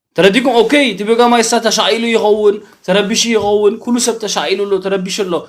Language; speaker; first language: Tigrinya; early bilingual, heritage; Tigrinya